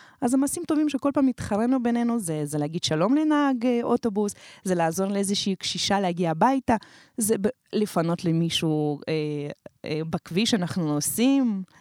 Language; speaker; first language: Hebrew; non-native, fluent; Russian